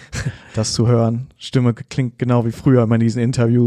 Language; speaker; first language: German; native; German